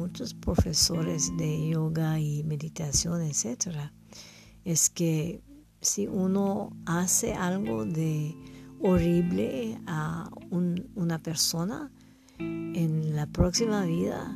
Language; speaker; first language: Spanish; non-native, learner; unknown